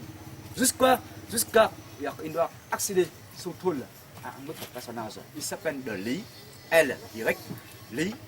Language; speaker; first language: French; non-native, fluent; Vietnamese